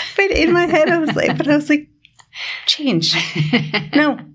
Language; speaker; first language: English; native; English